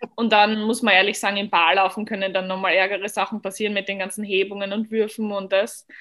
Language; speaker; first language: German; native; German